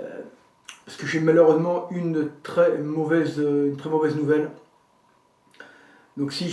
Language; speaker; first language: French; native; French